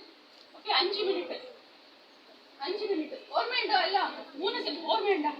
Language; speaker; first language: Malayalam; non-native, learner; Kannada